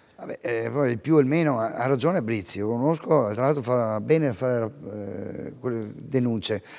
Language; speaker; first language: Italian; native; Italian